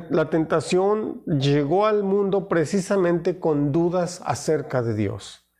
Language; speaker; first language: Spanish; native; Spanish